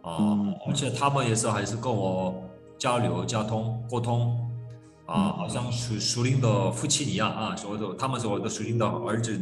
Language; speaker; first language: Chinese; non-native, fluent; Korean